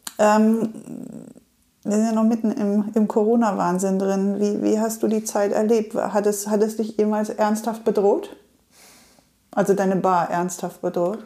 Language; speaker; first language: German; native; German